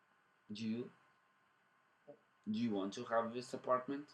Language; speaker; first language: English; non-native, fluent; Russian